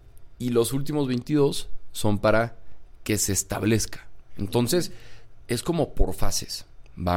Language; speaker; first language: Spanish; native; Spanish